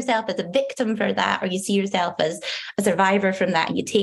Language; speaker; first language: English; native; English